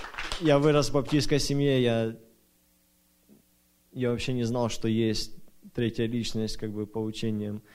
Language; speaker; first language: Russian; early bilingual, other home language; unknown